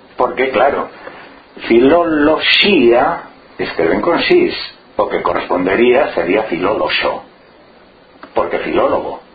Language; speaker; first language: Galician; non-native, local second language; Spanish